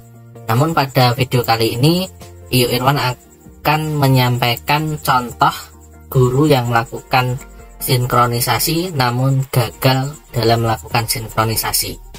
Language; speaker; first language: Indonesian; native; Indonesian